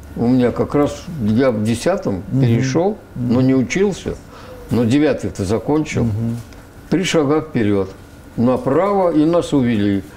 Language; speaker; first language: Russian; native; Russian